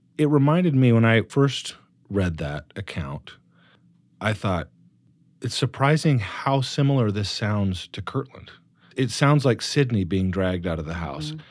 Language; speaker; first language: English; native; English